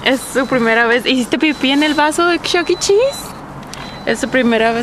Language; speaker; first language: Spanish; native; Spanish